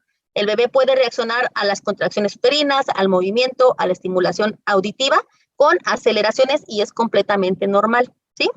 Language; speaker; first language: Spanish; native; Spanish